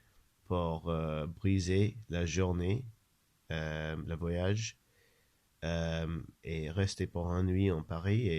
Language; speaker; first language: French; non-native, learner; English